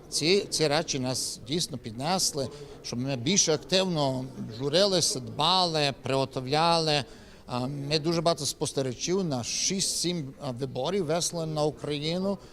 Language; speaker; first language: Ukrainian; early bilingual, heritage; Ukrainian